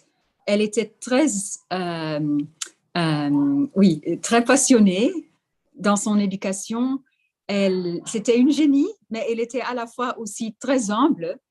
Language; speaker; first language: French; non-native, fluent; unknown